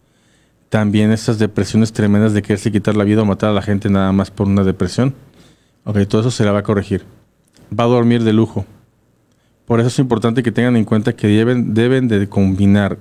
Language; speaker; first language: Spanish; native; Spanish